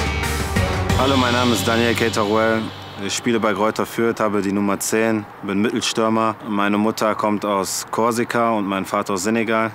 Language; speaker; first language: German; early bilingual, other home language; French